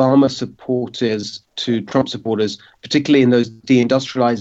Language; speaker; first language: English; native; English